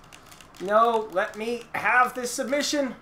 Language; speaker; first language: English; native; English